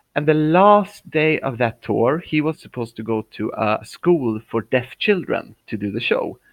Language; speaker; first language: English; non-native, fluent; Swedish